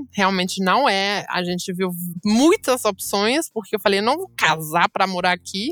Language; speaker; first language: Portuguese; non-native, fluent; German